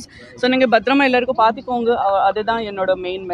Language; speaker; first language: Tamil; non-native, fluent; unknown